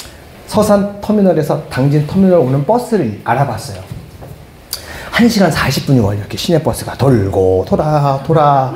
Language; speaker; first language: Korean; native; Korean